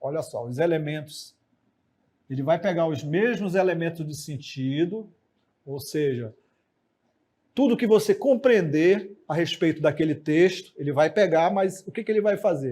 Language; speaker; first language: Portuguese; native; Portuguese